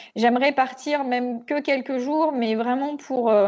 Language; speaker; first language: French; native; French